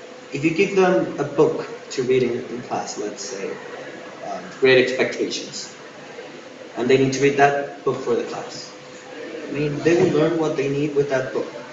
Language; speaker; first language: English; non-native, fluent; Spanish